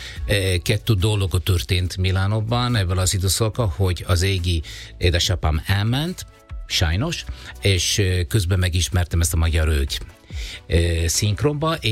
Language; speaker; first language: Hungarian; non-native, learner; Italian